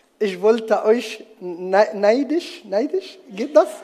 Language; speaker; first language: German; non-native, learner; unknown